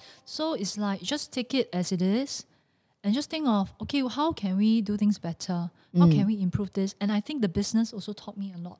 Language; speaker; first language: English; non-native, local second language; Chinese